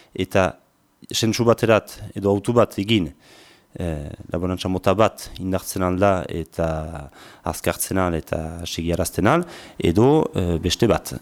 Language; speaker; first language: Basque; native; Basque